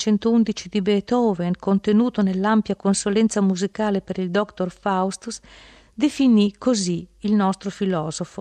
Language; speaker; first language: Italian; native; Italian